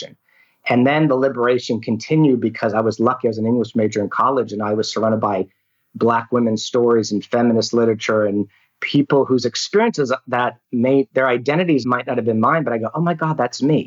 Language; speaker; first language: English; native; English